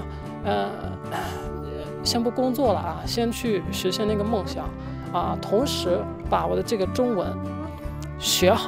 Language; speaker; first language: Chinese; non-native, fluent; Arabic